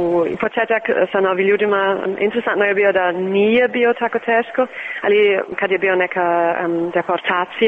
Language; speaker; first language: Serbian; early bilingual, heritage; Serbian